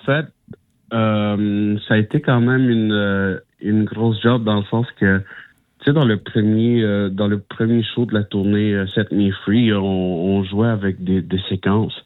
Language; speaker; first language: French; non-native, local second language; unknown